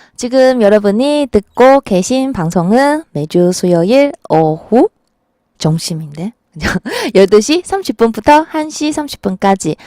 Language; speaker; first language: Korean; non-native, fluent; Chinese